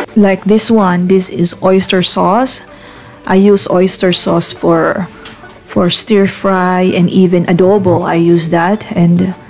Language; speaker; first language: English; non-native, local second language; Filipino